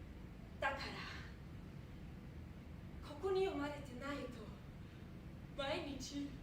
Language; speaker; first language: Japanese; non-native, fluent; German